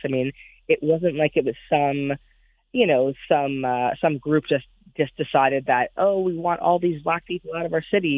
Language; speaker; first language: English; native; English